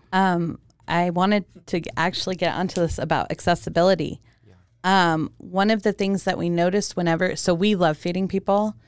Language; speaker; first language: English; early bilingual, heritage; German